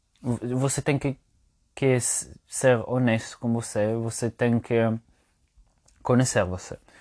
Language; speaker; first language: Portuguese; non-native, fluent; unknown